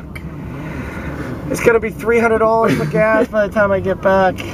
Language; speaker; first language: English; native; English